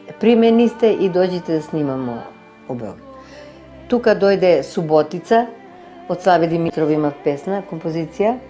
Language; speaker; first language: Macedonian; native; Macedonian